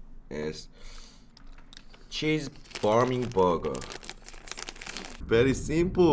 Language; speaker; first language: English; non-native, learner; Korean